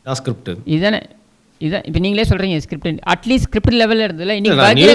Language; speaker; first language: Tamil; native; Tamil